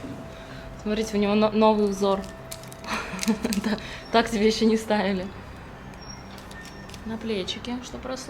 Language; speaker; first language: Russian; native; Russian